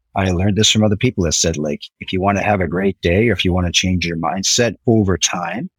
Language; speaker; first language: English; native; English